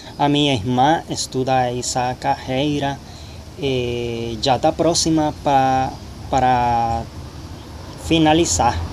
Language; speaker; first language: Portuguese; non-native, learner; Spanish